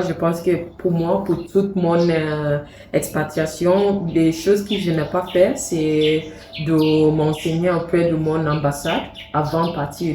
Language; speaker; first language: French; non-native, fluent; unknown